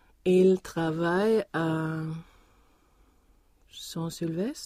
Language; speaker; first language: French; non-native, learner; Swedish